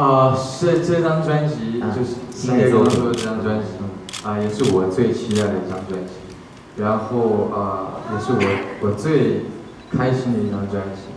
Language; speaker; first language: Chinese; native; Chinese